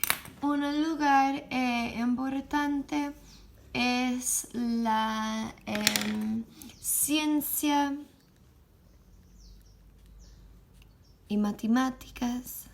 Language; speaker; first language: Spanish; non-native, learner; English